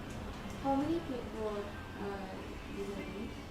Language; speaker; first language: English; non-native, learner; Japanese